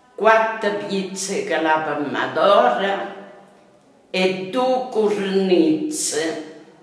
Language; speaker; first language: Italian; native; Italian